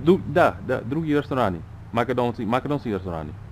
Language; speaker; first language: Macedonian; non-native, learner; English